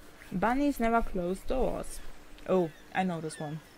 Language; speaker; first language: English; non-native, fluent; German